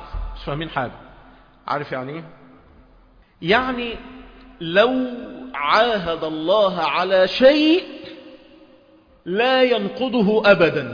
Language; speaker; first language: Arabic; native; Arabic